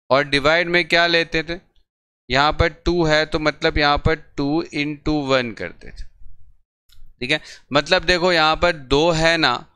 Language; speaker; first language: Hindi; non-native, local second language; Gujarati